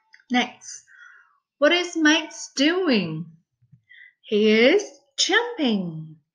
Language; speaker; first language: English; non-native, fluent; Vietnamese